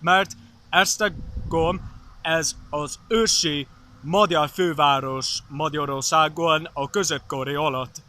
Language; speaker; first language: Hungarian; non-native, learner; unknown